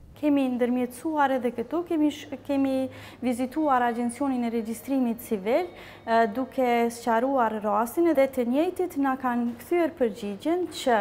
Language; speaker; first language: Albanian; native; Albanian